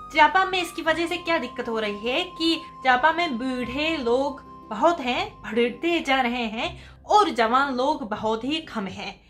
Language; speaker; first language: Hindi; non-native, fluent; Japanese